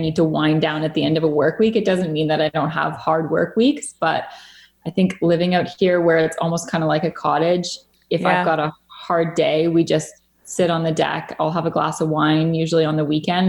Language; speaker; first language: English; native; English